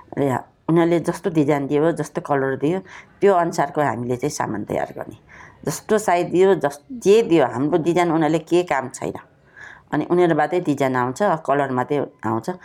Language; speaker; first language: Nepali; non-native, local second language; Newari